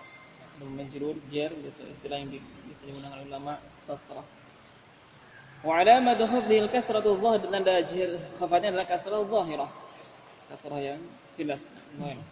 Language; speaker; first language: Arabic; non-native, fluent; Indonesian